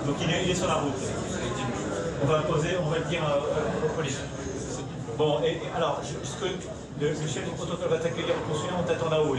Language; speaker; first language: French; native; French